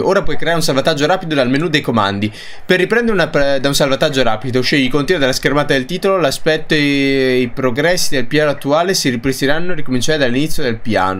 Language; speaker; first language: Italian; native; Italian